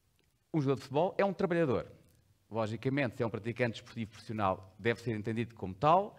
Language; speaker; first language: Portuguese; native; Portuguese